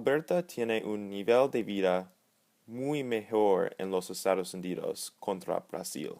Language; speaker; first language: Spanish; non-native, learner; English